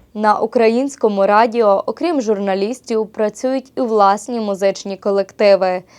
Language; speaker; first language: Ukrainian; early bilingual, heritage; Ukrainian